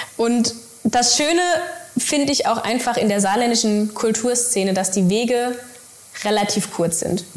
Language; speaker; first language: German; native; German